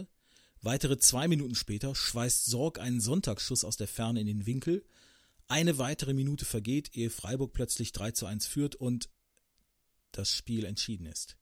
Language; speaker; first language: German; native; German